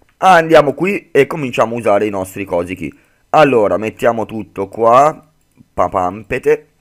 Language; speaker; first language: Italian; native; Italian